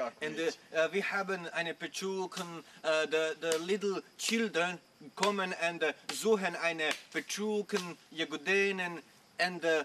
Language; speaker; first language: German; non-native, learner; Croatian